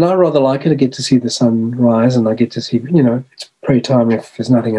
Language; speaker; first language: English; native; English